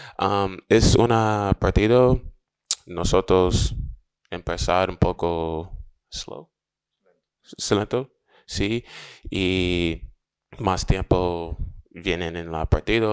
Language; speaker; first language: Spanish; non-native, learner; English